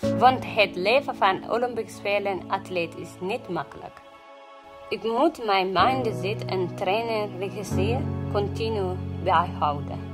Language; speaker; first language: Dutch; non-native, fluent; Oromo